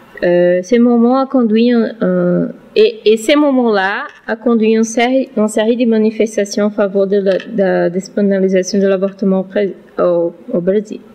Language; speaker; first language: French; non-native, learner; Portuguese